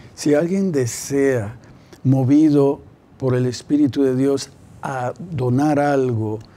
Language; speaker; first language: Spanish; non-native, fluent; Ukrainian